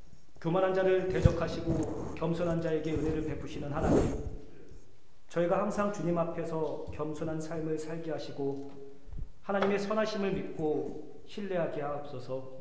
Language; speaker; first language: Korean; native; Korean